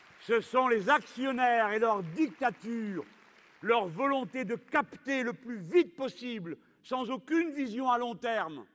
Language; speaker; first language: French; native; French